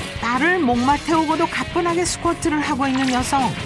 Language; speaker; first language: Korean; native; Korean